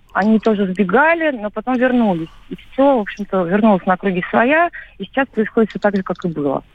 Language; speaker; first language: Russian; native; Russian